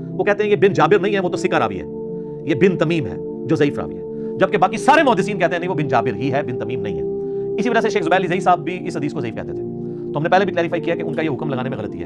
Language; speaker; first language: Urdu; non-native, local second language; Punjabi